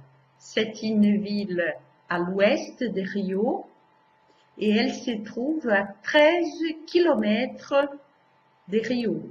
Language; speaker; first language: French; non-native, fluent; Portuguese